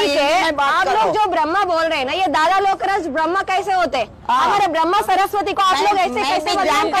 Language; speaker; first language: Hindi; non-native, local second language; Telugu